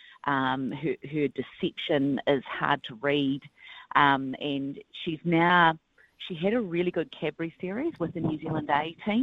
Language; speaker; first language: English; native; English